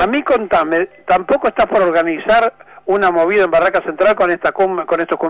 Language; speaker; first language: Spanish; native; Spanish